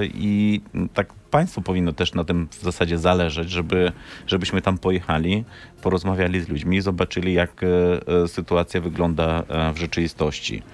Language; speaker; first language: Polish; non-native, fluent; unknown